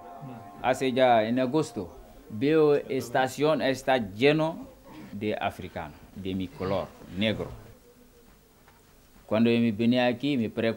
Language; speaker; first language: Spanish; non-native, local second language; Wolof